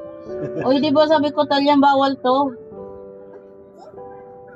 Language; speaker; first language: Filipino; non-native, local second language; Bikol